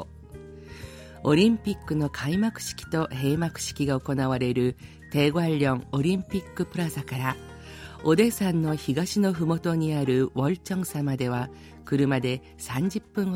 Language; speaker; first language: Japanese; native; Japanese